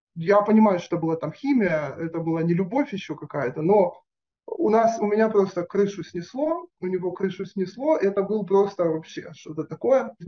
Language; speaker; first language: Russian; native; Russian